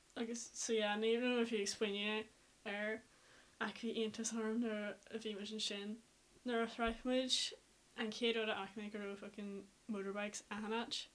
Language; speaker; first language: Irish; non-native, local second language; English